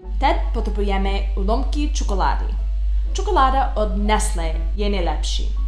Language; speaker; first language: Czech; non-native, learner; English